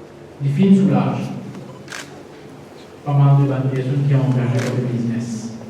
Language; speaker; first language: French; non-native, local second language; Morisyen